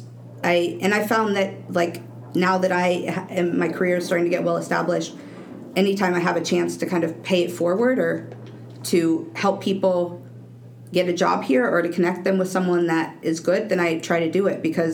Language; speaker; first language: English; native; English